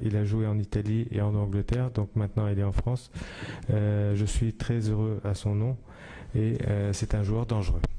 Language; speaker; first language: French; non-native, fluent; Turkish